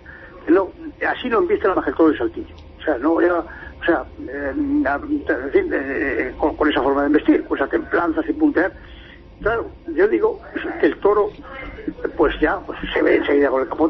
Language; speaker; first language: Spanish; native; Spanish